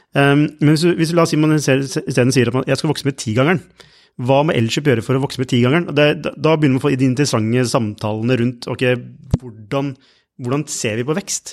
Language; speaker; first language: Norwegian; native; Norwegian